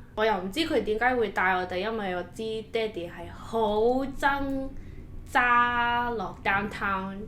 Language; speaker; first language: Cantonese; early bilingual, heritage; Cantonese